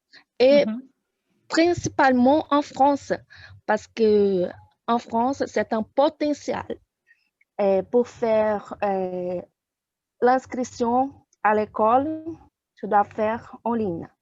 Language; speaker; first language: French; non-native, fluent; Portuguese